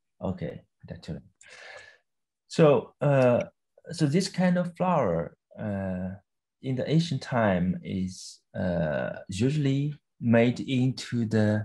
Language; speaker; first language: English; non-native, fluent; Chinese